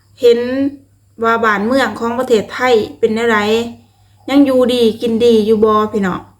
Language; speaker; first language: Thai; non-native, local second language; Lao